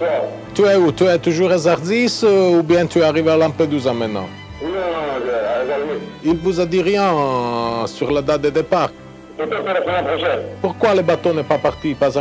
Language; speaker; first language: French; non-native, learner; Italian